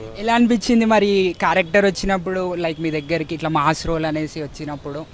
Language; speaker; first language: Telugu; native; Telugu